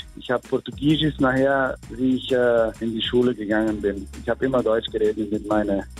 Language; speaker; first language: German; early bilingual, heritage; German